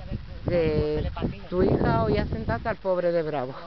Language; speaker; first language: Spanish; native; Spanish